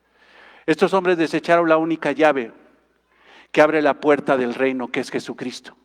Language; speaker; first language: Spanish; native; Spanish